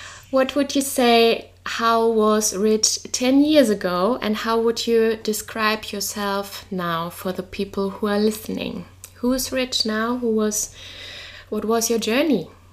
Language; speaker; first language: English; non-native, fluent; German